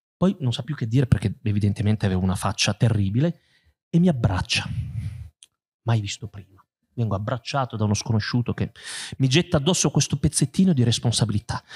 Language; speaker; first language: Italian; native; Italian